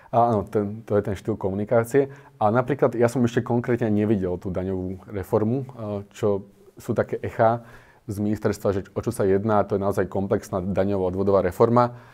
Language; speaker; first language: Slovak; native; Slovak